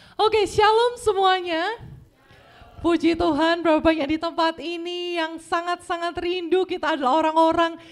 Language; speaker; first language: Indonesian; native; Indonesian